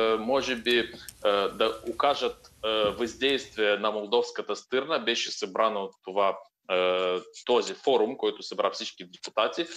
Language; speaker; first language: Bulgarian; early bilingual, heritage; Bulgarian